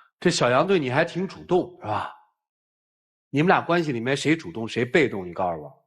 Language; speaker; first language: Chinese; native; Chinese